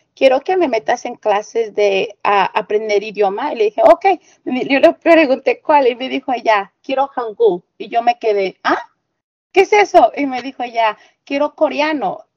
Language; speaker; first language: Spanish; native; Spanish